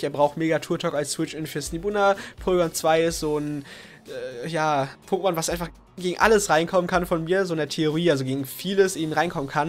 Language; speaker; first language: German; native; German